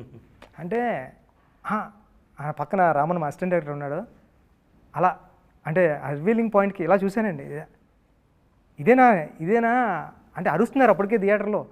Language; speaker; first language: Telugu; native; Telugu